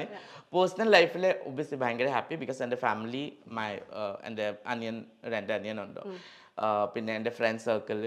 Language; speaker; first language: Malayalam; non-native, learner; Assamese